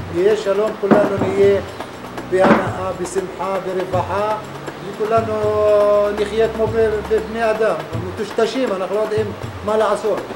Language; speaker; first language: Hebrew; non-native, local second language; Arabic